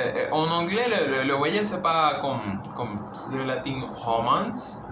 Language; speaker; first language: French; non-native, learner; Spanish